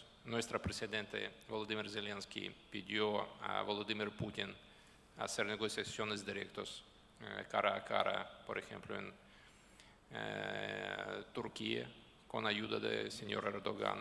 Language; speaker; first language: Spanish; non-native, fluent; Ukrainian